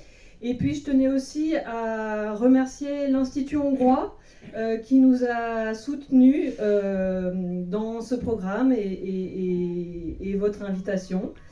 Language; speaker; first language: French; native; French